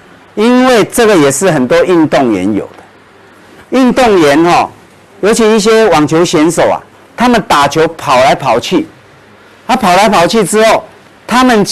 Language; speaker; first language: Chinese; native; Chinese